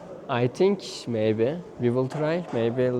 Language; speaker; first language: English; non-native, learner; Turkish